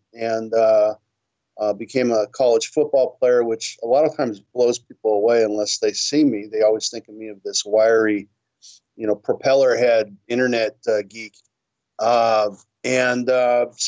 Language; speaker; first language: English; native; English